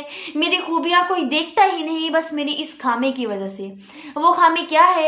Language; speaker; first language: Urdu; native; Urdu